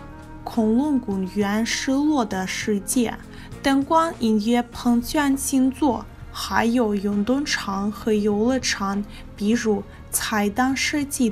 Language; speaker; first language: Chinese; non-native, learner; Russian